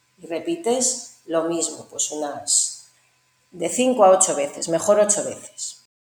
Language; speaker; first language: Spanish; native; Spanish